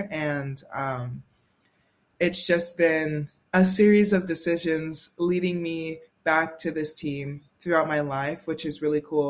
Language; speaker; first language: English; native; English